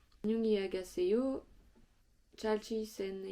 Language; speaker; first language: Korean; non-native, learner; French